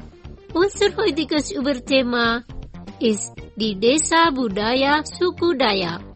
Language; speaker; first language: German; non-native, fluent; Indonesian